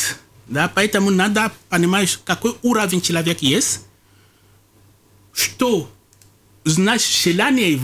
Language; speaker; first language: Russian; non-native, fluent; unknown